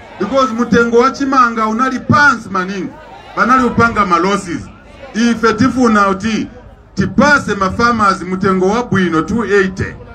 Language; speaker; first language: Nyanja; non-native, local second language; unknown